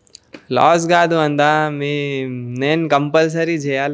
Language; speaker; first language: Telugu; non-native, local second language; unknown